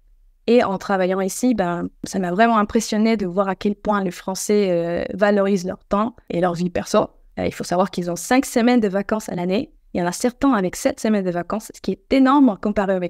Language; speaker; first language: French; non-native, fluent; Spanish